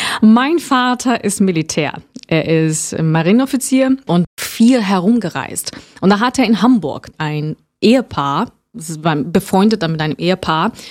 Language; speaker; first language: German; non-native, fluent; Portuguese